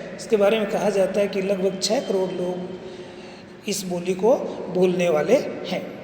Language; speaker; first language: Hindi; native; Hindi